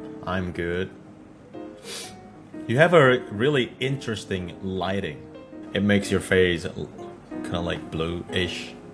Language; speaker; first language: English; non-native, fluent; Indonesian